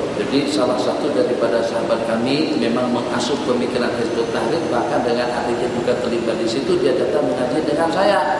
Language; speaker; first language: Indonesian; non-native, local second language; Banjar